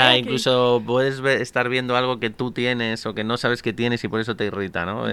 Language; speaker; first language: Spanish; native; Spanish